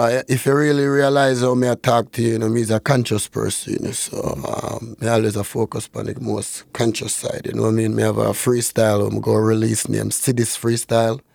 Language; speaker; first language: English; non-native, local second language; Jamaican Creole English